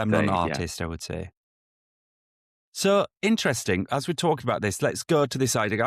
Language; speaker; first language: English; native; English